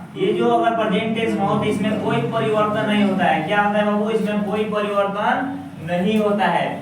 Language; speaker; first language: Hindi; native; Hindi